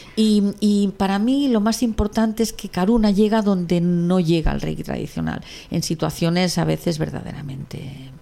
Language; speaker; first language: Spanish; non-native, local second language; Catalan